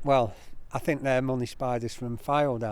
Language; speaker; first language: English; native; English